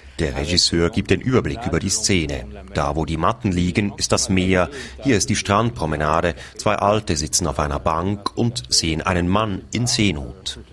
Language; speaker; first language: German; native; German